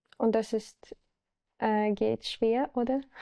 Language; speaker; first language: German; non-native, learner; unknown